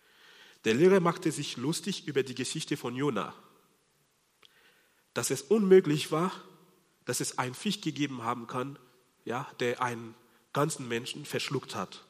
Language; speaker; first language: German; non-native, fluent; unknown